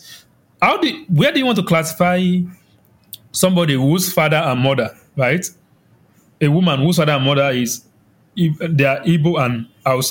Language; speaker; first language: English; non-native, local second language; Yoruba